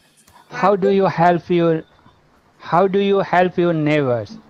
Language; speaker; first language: English; non-native, learner; Bangla